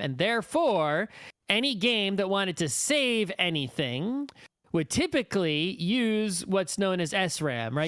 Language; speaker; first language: English; native; English